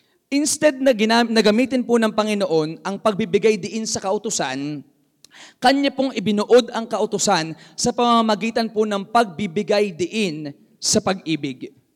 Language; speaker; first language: Filipino; native; Filipino